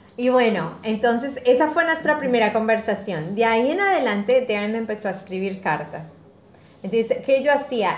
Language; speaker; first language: Spanish; native; Spanish